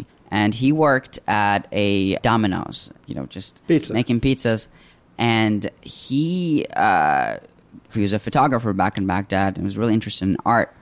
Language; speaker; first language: English; early bilingual, other home language; Arabic